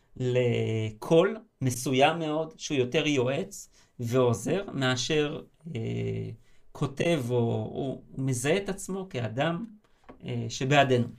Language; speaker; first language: Hebrew; native; Hebrew